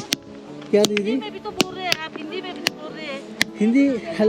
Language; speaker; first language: Hindi; non-native, local second language; Malayalam